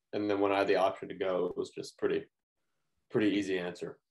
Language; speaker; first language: English; native; English